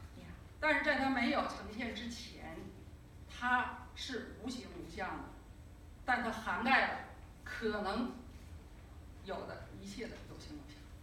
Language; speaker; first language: Chinese; native; Chinese